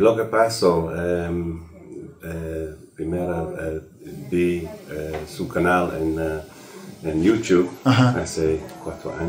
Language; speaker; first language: Spanish; non-native, learner; English